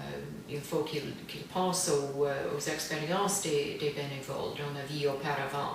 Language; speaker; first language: French; non-native, fluent; English